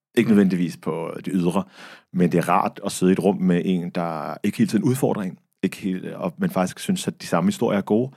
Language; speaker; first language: Danish; early bilingual, other home language; Arabic